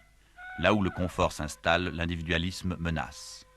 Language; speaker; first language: French; native; French